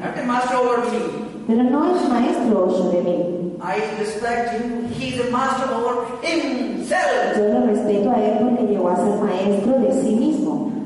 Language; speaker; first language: Spanish; non-native, fluent; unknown